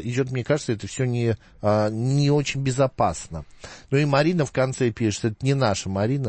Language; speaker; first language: Russian; native; Russian